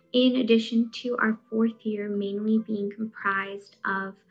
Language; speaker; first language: English; native; English